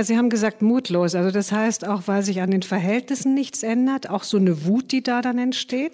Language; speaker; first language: German; native; German